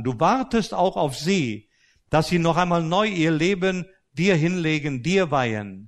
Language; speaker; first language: German; native; German